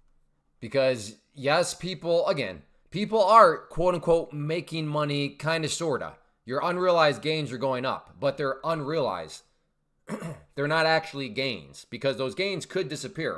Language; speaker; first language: English; native; English